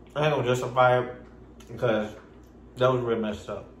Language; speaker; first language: English; native; English